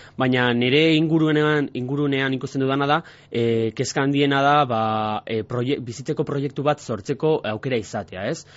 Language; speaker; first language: Basque; non-native, local second language; Spanish